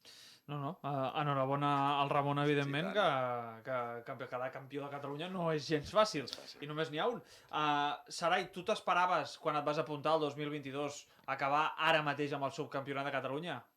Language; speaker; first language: Catalan; native; Catalan